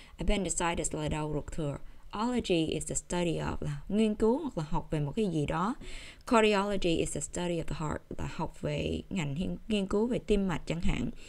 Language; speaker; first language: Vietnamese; early bilingual, heritage; Vietnamese